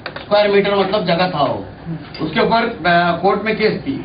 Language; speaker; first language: Hindi; non-native, local second language; Marathi